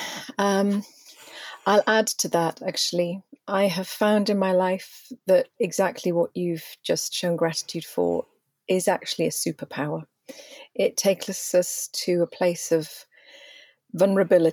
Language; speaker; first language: English; native; English